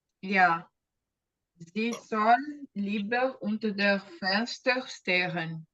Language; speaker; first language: German; non-native, learner; Portuguese